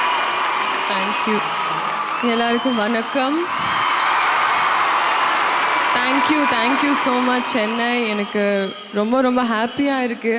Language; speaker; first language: Tamil; non-native, learner; Telugu